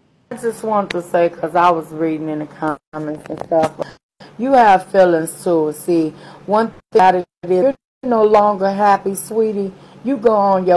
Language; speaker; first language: English; native; English